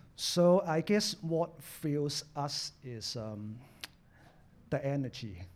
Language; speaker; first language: English; non-native, local second language; Cantonese